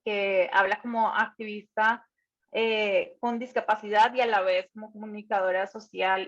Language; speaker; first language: Spanish; native; Spanish